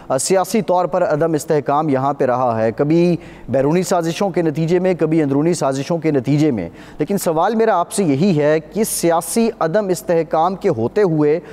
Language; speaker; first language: Urdu; native; Urdu